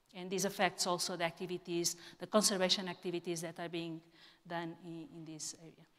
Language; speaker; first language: English; non-native, fluent; Portuguese